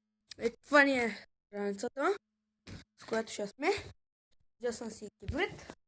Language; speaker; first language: Bulgarian; native; Bulgarian